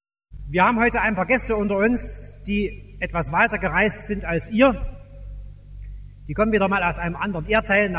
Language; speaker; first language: German; native; German